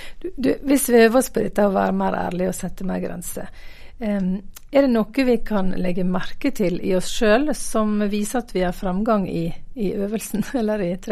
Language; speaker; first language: Norwegian; native; Norwegian